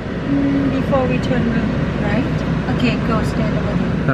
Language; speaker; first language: English; non-native, learner; Thai